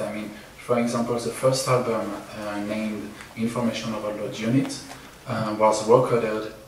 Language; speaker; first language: English; non-native, fluent; French